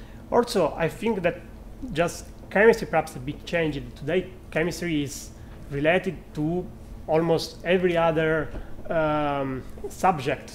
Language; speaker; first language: English; non-native, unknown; Italian